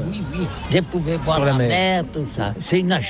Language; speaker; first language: French; non-native, learner; Catalan